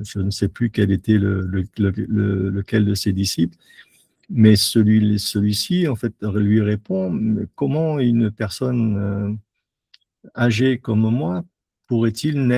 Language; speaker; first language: French; native; French